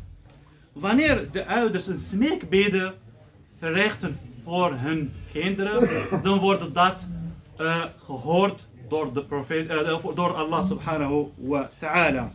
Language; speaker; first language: Dutch; non-native, fluent; Arabic